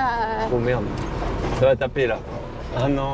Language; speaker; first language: French; native; French